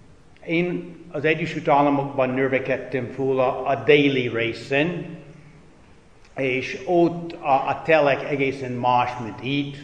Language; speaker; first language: Hungarian; non-native, fluent; English